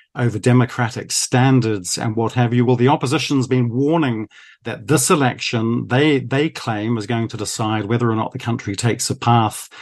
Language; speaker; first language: English; native; English